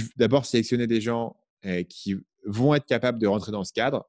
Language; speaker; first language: French; native; French